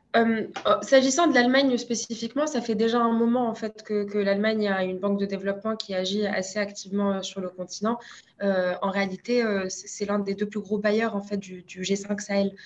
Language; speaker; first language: French; non-native, local second language; Arabic